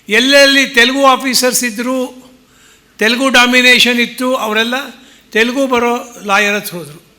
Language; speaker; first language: Kannada; early bilingual, heritage; Kannada